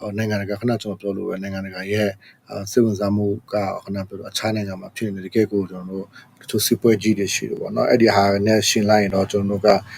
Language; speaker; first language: Burmese; non-native, local second language; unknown